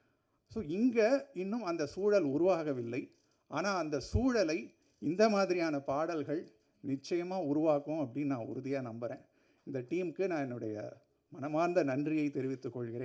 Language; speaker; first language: Tamil; native; Tamil